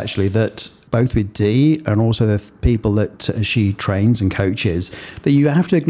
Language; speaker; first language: English; native; English